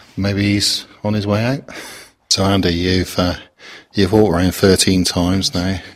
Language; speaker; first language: English; native; English